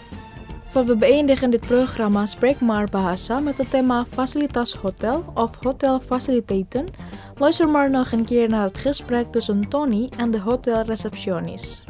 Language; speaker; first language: Dutch; non-native, learner; Indonesian